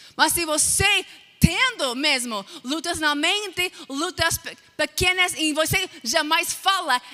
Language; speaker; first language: Portuguese; non-native, fluent; English